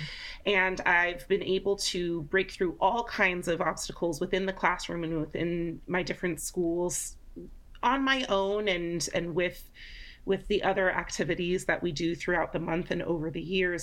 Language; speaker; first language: English; native; English